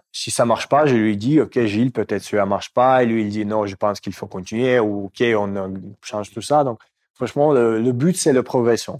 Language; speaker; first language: French; non-native, fluent; Russian